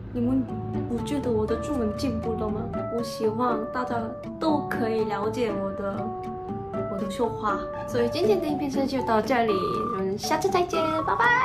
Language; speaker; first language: Chinese; non-native, learner; Korean